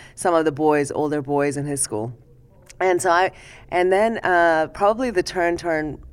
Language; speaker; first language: English; early bilingual, other home language; Persian